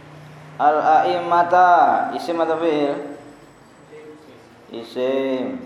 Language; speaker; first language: Arabic; non-native, fluent; Indonesian